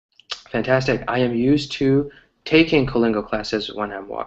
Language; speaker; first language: English; early bilingual, other home language; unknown